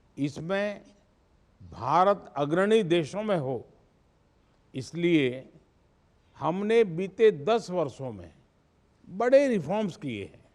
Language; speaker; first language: Hindi; non-native, local second language; Gujarati